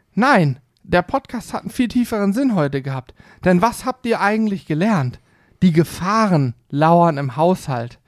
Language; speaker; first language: German; native; German